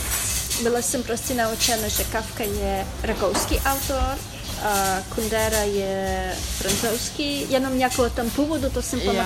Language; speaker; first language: Czech; non-native, fluent; Ukrainian